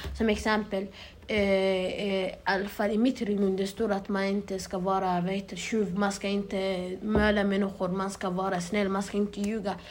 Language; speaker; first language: Swedish; early bilingual, other home language; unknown